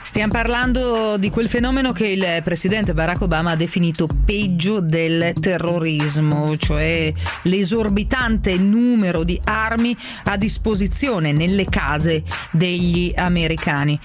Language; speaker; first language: Italian; native; Italian